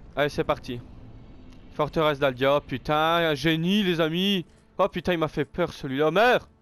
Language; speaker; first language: French; native; French